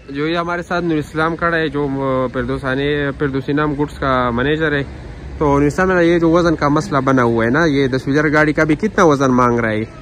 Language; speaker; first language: Urdu; non-native, local second language; Pashto